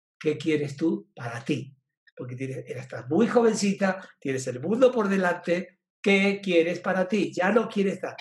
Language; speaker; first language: Spanish; native; Spanish